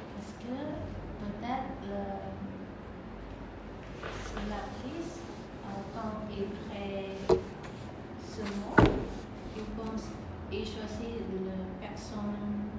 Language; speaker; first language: French; non-native, learner; Khmer